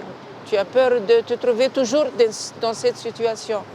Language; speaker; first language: French; non-native, local second language; Arabic